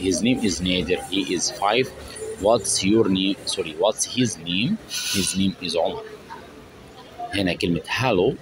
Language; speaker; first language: English; non-native, fluent; Arabic